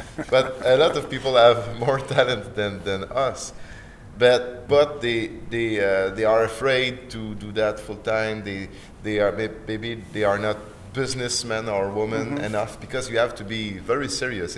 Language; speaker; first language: English; non-native, fluent; French